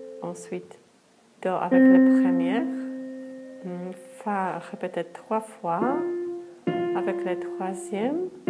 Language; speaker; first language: French; non-native, fluent; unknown